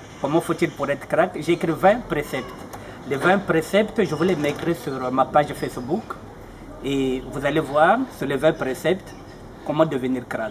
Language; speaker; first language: French; non-native, local second language; Lingala